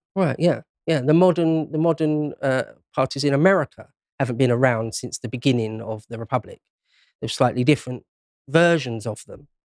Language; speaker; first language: English; native; English